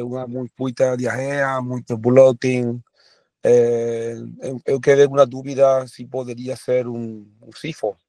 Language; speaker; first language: Portuguese; non-native, learner; Spanish